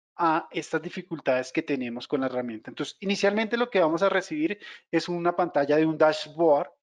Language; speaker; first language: Spanish; native; Spanish